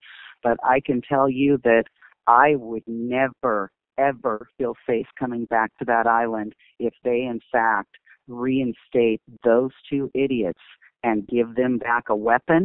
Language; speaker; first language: English; native; English